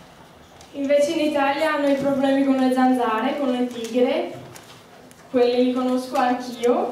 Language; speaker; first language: Italian; early bilingual, heritage; Slovak